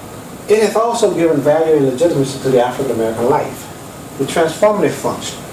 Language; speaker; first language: English; native; English